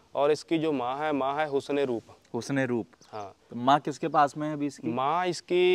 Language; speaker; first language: Hindi; native; Hindi